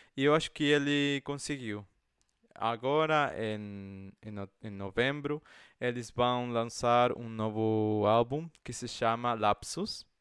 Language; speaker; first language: Portuguese; non-native, fluent; Spanish